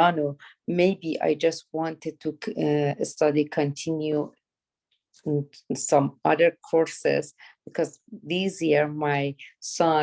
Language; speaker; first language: English; non-native, learner; Persian